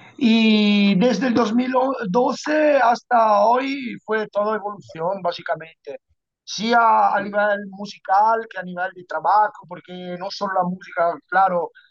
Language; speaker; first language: Spanish; non-native, fluent; Italian